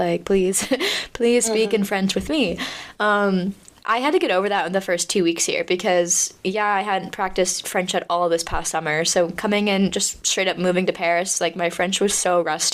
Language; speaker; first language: English; native; English